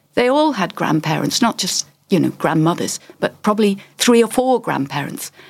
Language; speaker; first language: English; native; English